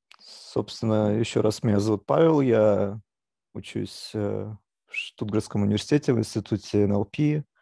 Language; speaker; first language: Russian; native; Russian